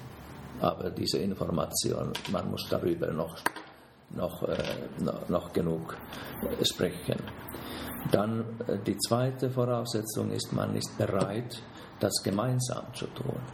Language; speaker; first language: German; non-native, fluent; Finnish